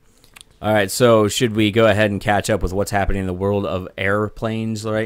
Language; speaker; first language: English; native; English